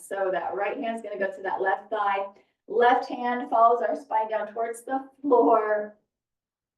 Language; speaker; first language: English; native; English